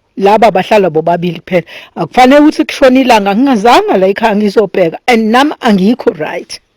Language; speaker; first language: Zulu; native; Zulu